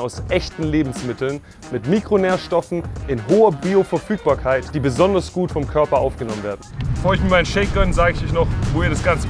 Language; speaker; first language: German; native; German